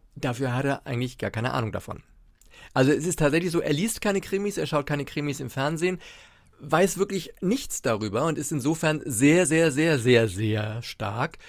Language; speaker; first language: German; native; German